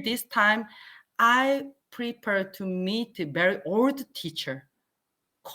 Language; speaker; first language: English; non-native, learner; Korean